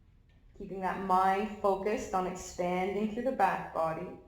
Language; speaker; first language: English; native; English